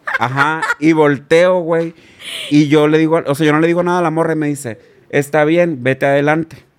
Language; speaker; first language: Spanish; native; Spanish